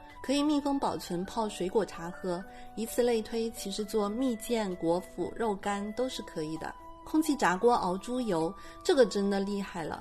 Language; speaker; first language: Chinese; native; Chinese